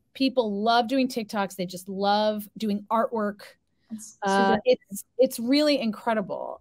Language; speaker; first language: English; native; English